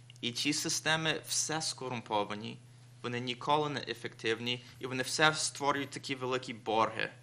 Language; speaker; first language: Ukrainian; early bilingual, heritage; Ukrainian